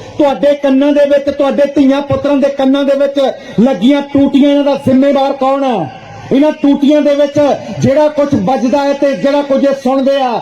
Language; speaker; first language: Punjabi; non-native, local second language; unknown